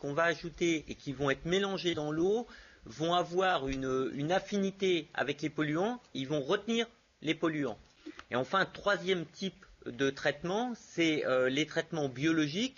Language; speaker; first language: French; native; French